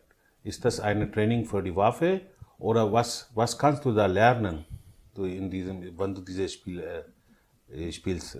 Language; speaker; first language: German; non-native, learner; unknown